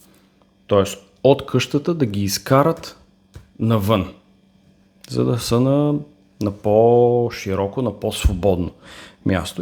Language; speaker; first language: Bulgarian; native; Bulgarian